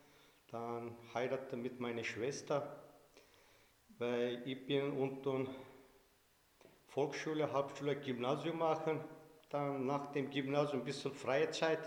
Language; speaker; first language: German; non-native, learner; Turkish